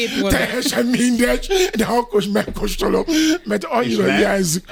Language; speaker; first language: Hungarian; non-native, fluent; Yoruba